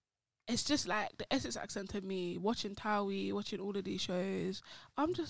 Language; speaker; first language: English; native; English